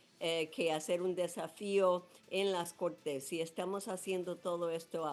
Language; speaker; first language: Spanish; non-native, fluent; English